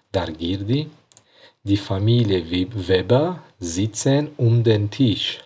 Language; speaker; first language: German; non-native, learner; Tajik